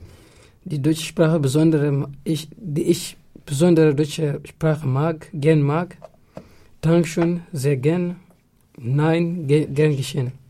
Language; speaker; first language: German; non-native, learner; Tigrinya